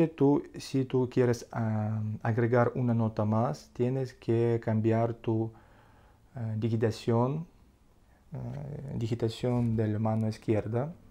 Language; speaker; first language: Spanish; non-native, learner; Russian